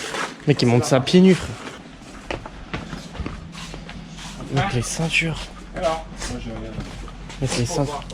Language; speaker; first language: French; native; French